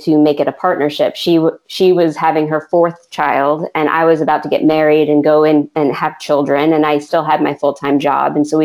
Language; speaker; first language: English; native; English